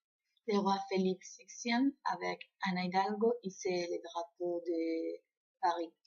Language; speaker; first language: French; non-native, learner; Spanish